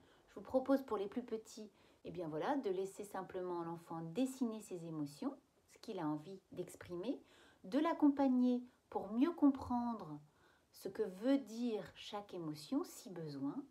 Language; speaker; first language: French; native; French